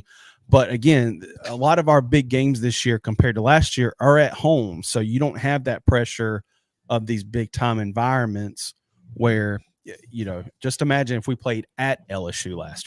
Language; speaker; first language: English; native; English